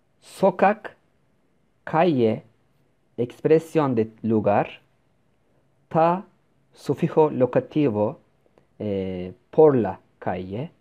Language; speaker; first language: Spanish; non-native, fluent; Turkish